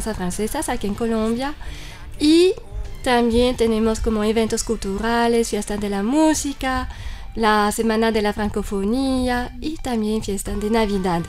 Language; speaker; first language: Spanish; non-native, fluent; French